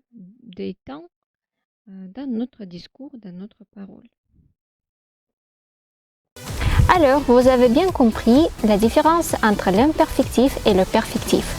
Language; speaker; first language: French; non-native, fluent; Russian